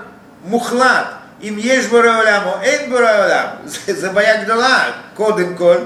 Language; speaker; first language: Hebrew; non-native, fluent; Russian